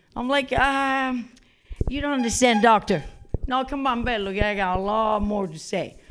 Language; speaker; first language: English; non-native, fluent; Italian